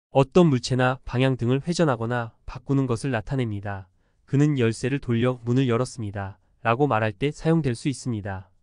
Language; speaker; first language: Korean; native; Korean